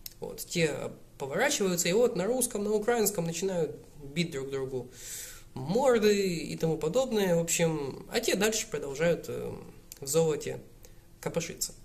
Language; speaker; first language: Russian; native; Russian